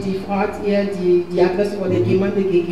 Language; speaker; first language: German; non-native, learner; French